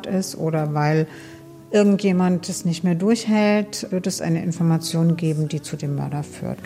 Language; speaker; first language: German; native; German